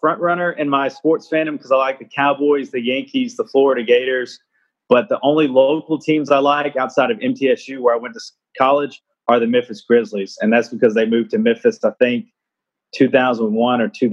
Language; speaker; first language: English; native; English